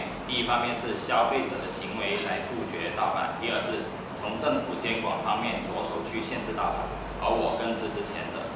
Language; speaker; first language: Chinese; native; Chinese